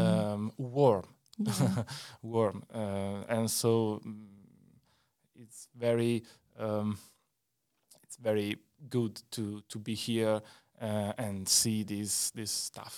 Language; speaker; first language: English; non-native, learner; Italian